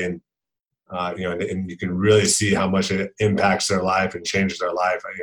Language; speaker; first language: English; native; English